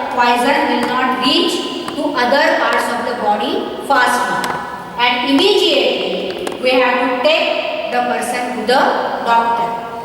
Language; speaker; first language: English; non-native, local second language; Marathi